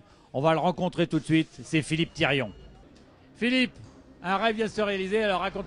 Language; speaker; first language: French; native; French